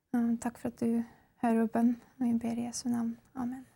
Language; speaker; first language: English; non-native, fluent; Norwegian